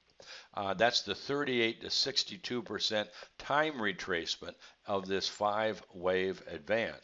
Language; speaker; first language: English; native; English